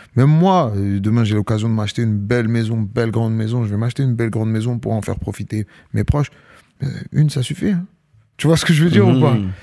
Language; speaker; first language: French; native; French